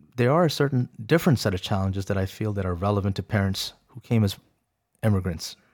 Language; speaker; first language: English; early bilingual, other home language; Urdu